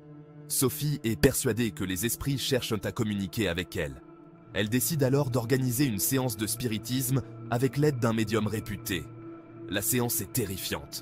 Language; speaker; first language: French; native; French